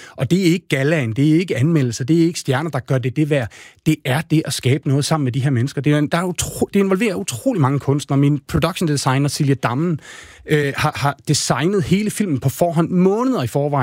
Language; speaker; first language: Danish; native; Danish